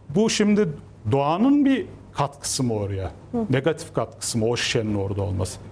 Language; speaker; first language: Turkish; native; Turkish